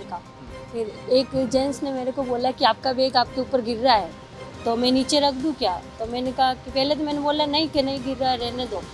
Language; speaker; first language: Hindi; native; Hindi